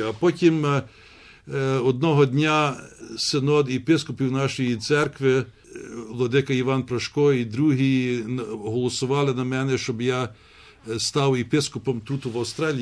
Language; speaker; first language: Ukrainian; early bilingual, heritage; Ukrainian